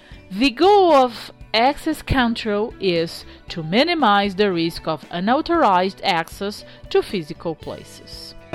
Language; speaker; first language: English; non-native, fluent; Portuguese